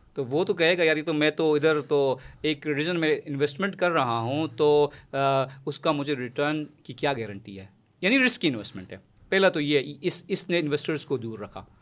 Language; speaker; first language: Urdu; non-native, local second language; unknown